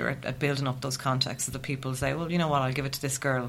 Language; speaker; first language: English; native; English